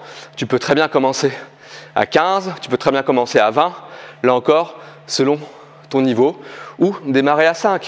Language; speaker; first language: French; native; French